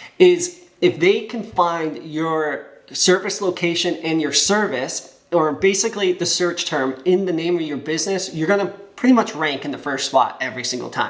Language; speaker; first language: English; native; English